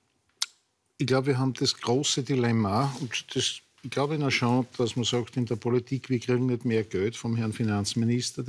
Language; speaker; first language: German; native; German